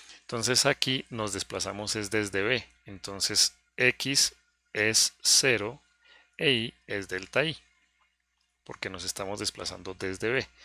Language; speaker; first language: Spanish; native; Spanish